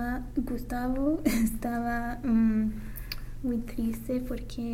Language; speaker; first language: Spanish; non-native, learner; English